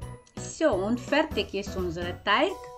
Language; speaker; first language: German; non-native, fluent; Croatian